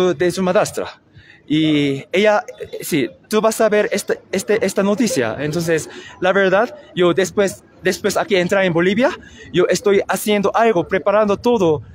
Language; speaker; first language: Spanish; non-native, learner; Korean